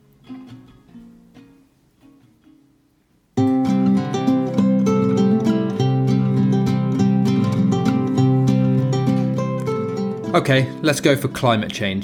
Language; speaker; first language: English; native; English